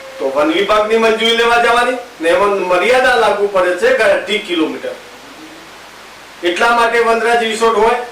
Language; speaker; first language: Gujarati; non-native, local second language; Bhili